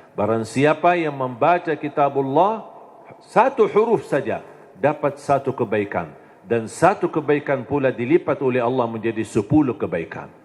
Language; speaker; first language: Indonesian; non-native, fluent; Arabic